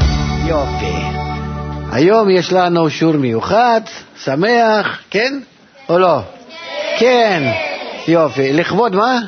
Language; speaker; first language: Hebrew; non-native, fluent; Russian